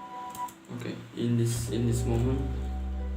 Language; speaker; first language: English; non-native, learner; Indonesian